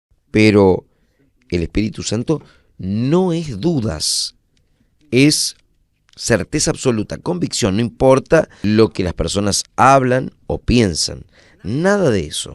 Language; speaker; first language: Spanish; non-native, fluent; Portuguese